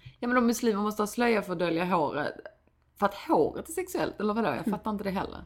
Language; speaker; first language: Swedish; native; Swedish